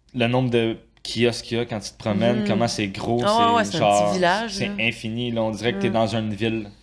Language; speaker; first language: French; native; French